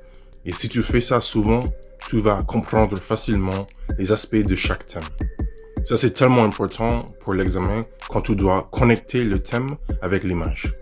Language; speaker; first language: French; non-native, fluent; English